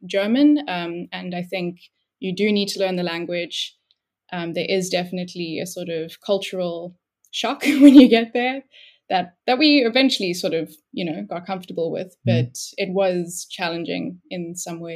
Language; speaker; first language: English; native; English